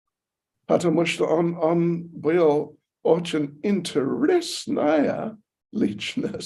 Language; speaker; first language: Russian; non-native, learner; English